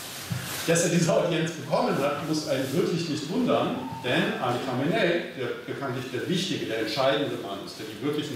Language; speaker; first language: German; native; German